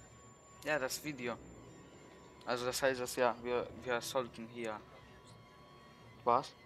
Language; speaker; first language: German; early bilingual, other home language; Polish